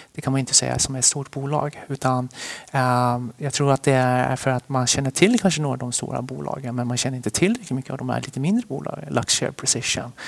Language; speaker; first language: Swedish; early bilingual, other home language; Chinese